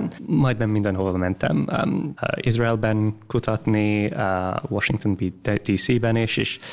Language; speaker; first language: Hungarian; early bilingual, heritage; English